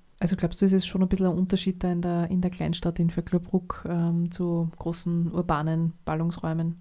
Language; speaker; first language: German; native; German